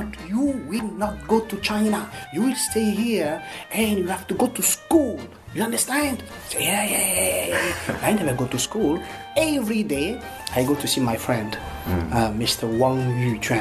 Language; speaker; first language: English; non-native, learner; French